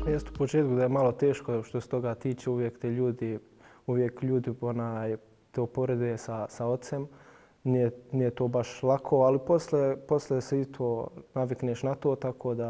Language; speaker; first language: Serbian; early bilingual, heritage; Bosnian